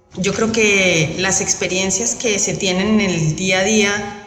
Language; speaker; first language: Spanish; native; Spanish